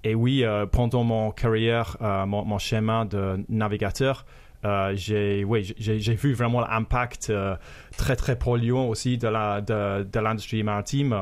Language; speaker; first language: French; non-native, fluent; English